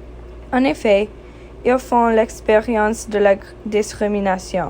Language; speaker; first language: French; non-native, fluent; English